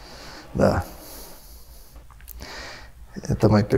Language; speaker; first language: Russian; non-native, learner; Portuguese